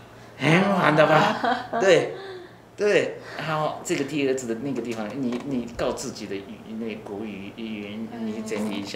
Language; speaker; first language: Chinese; non-native, learner; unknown